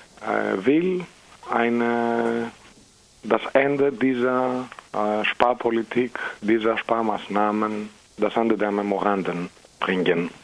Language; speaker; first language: German; non-native, fluent; Greek